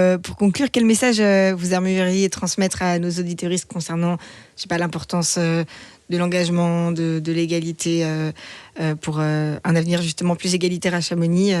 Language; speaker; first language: French; native; French